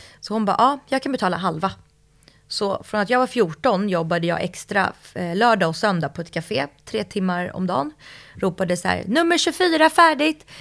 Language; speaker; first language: Swedish; early bilingual, other home language; Russian